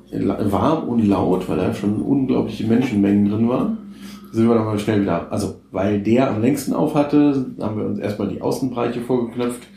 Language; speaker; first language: German; native; German